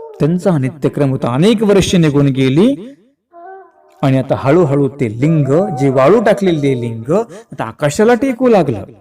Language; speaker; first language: Marathi; native; Marathi